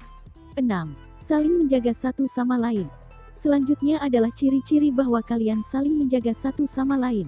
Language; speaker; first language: Indonesian; native; Indonesian